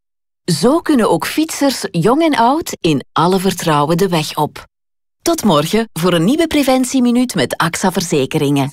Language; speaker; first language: Dutch; native; Dutch